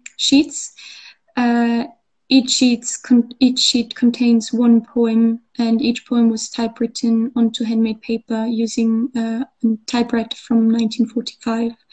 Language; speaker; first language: English; non-native, fluent; German